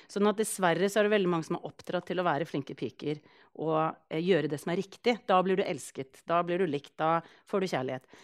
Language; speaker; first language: Norwegian; early bilingual, other home language; Icelandic